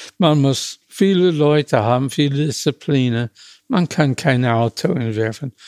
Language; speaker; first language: German; non-native, fluent; English